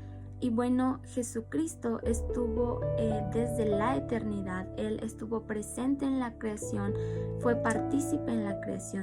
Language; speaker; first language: Spanish; native; Spanish